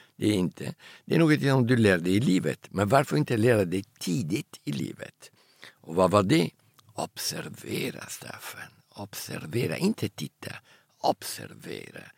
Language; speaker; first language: Swedish; early bilingual, heritage; Italian